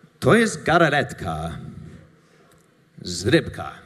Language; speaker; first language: Polish; non-native, learner; English